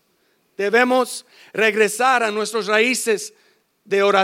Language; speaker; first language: Spanish; early bilingual, heritage; English